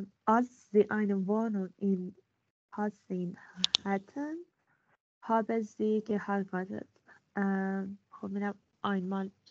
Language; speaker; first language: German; non-native, learner; Persian